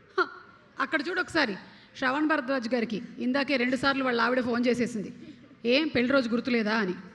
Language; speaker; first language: Telugu; native; Telugu